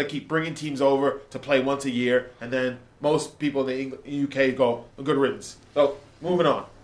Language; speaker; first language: English; native; English